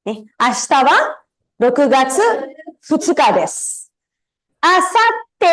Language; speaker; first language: Japanese; non-native, fluent; Tamil